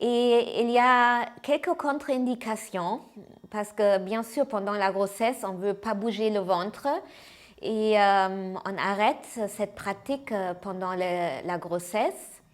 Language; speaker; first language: French; non-native, fluent; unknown